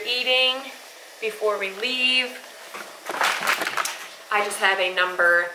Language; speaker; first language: English; native; English